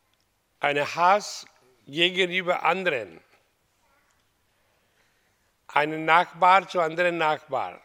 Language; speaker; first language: German; non-native, learner; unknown